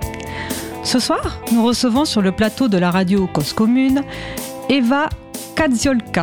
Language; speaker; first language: French; native; French